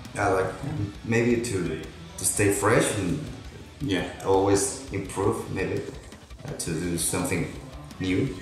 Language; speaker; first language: English; non-native, local second language; Spanish